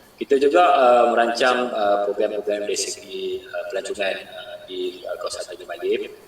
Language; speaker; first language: Malay; native; Malay